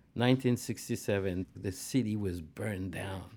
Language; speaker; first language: English; non-native, fluent; Arabic